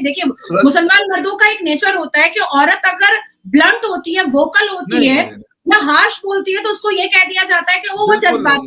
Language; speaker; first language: Hindi; native; Hindi